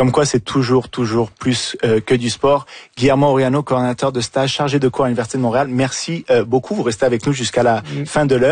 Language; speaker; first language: French; native; French